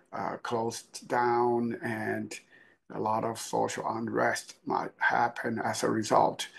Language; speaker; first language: English; non-native, fluent; Chinese